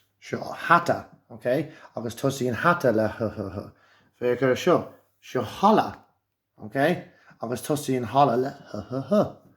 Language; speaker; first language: Irish; non-native, local second language; English